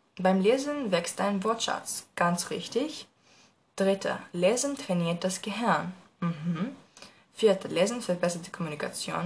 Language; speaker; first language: German; non-native, learner; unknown